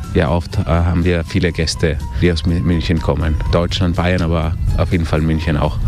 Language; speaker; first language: German; early bilingual, heritage; Italian